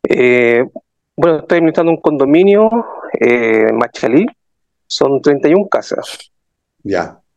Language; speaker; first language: Spanish; native; Spanish